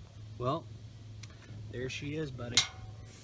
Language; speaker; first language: English; native; English